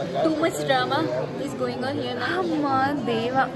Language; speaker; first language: Telugu; non-native, local second language; Kannada